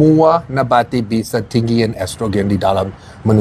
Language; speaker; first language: Indonesian; non-native, learner; English